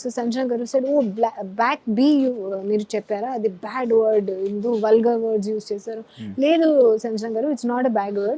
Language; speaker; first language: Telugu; non-native, learner; Hindi